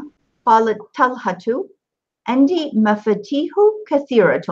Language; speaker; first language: Arabic; non-native, fluent; English